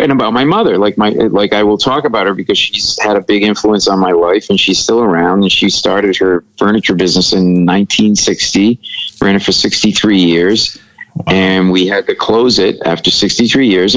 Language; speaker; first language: English; native; English